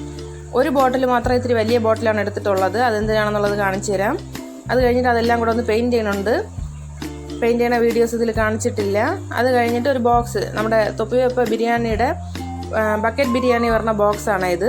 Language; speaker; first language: Malayalam; native; Malayalam